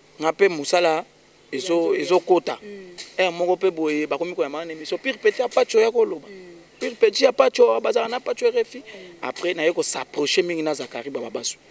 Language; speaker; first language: Lingala; native; Lingala